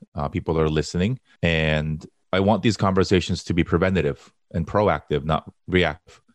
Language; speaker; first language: English; early bilingual, other home language; Korean